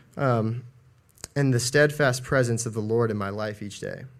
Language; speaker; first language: English; native; English